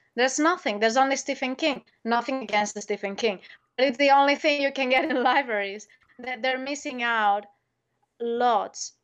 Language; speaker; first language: English; non-native, fluent; Spanish